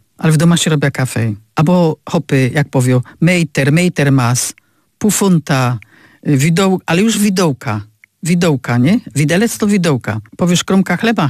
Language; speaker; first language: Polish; native; Polish